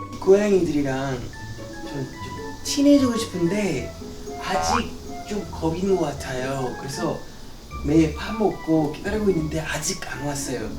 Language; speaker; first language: Korean; non-native, fluent; English